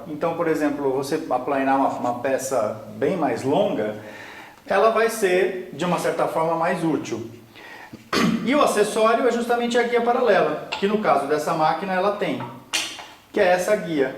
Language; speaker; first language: Portuguese; native; Portuguese